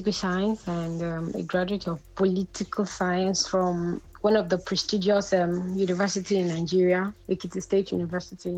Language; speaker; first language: English; non-native, local second language; Yoruba